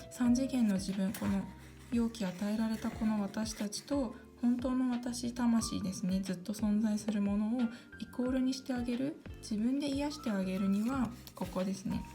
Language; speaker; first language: Japanese; early bilingual, other home language; Korean